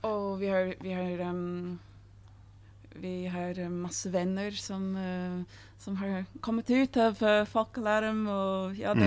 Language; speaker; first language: Swedish; non-native, fluent; English